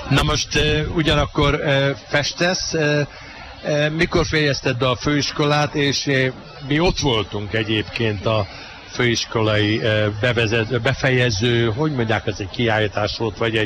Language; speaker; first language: Hungarian; native; Hungarian